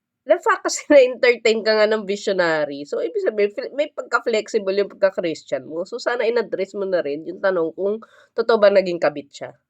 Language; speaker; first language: Filipino; native; Filipino